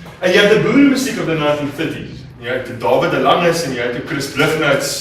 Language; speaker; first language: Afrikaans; native; Afrikaans